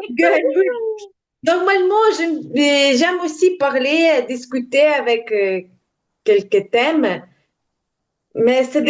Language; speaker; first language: French; non-native, learner; Ukrainian